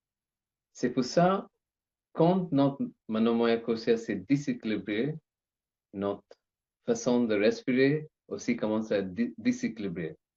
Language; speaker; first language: French; non-native, learner; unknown